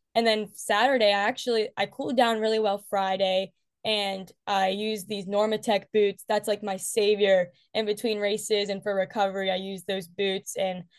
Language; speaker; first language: English; native; English